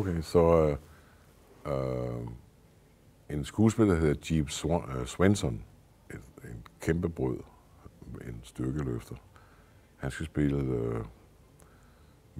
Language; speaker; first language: Danish; native; Danish